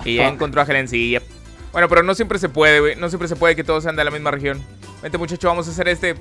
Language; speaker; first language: Spanish; native; Spanish